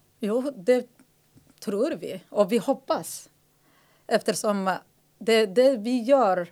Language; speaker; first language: Swedish; non-native, fluent; Somali